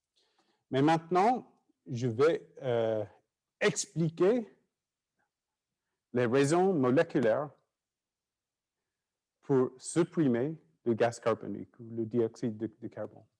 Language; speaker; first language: French; non-native, fluent; English